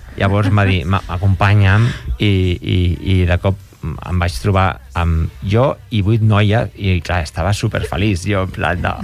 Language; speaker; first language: Catalan; native; Catalan